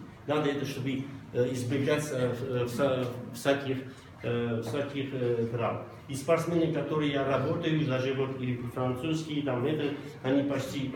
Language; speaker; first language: Russian; non-native, local second language; Armenian